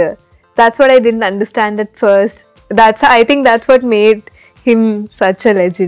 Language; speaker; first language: Tamil; non-native, learner; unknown